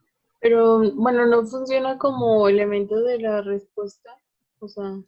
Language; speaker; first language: Spanish; native; Spanish